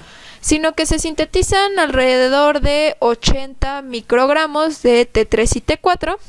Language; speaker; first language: Spanish; native; Spanish